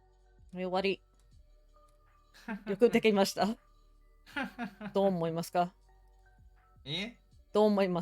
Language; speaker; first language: Japanese; non-native, learner; English